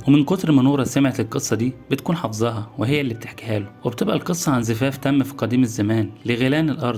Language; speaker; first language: Arabic; native; Arabic